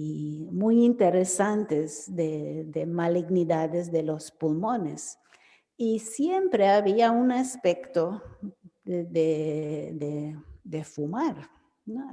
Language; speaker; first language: Spanish; non-native, fluent; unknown